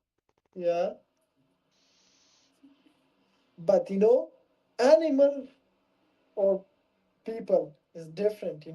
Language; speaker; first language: English; non-native, learner; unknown